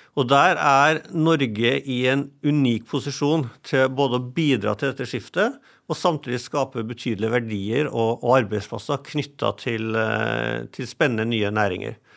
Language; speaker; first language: Norwegian; non-native, fluent; German